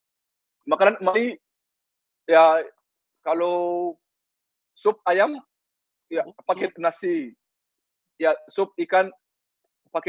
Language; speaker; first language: Indonesian; non-native, learner; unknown